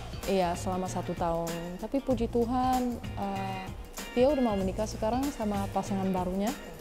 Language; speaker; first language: Indonesian; non-native, fluent; Dutch